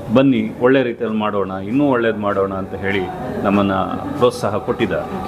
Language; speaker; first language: Kannada; native; Kannada